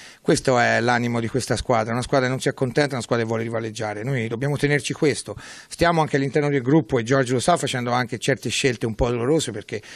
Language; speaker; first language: Italian; native; Italian